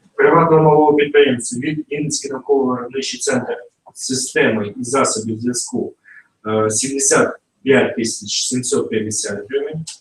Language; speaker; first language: Ukrainian; non-native, local second language; Russian